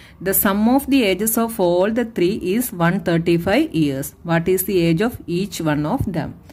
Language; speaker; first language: English; non-native, local second language; Malayalam